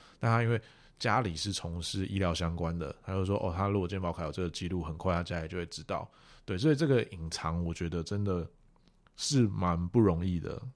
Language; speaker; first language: Chinese; native; Chinese